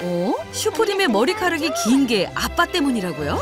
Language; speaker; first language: Korean; native; Korean